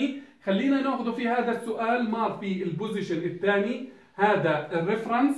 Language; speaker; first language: Arabic; native; Arabic